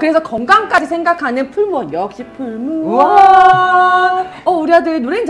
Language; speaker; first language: Korean; native; Korean